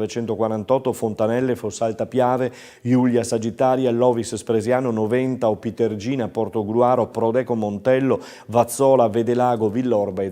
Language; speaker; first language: Italian; native; Italian